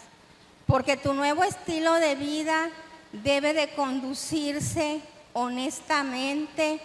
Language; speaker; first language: Spanish; native; Spanish